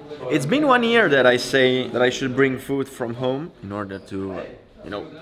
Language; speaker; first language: English; non-native, fluent; Italian